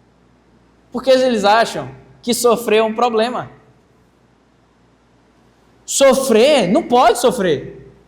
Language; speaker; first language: Portuguese; native; Portuguese